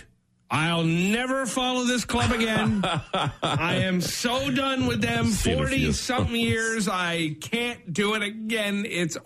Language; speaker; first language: English; native; English